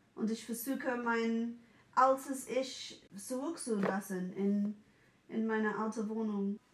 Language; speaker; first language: German; non-native, fluent; English